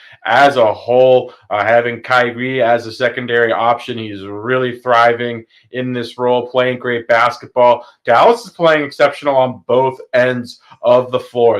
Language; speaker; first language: English; native; English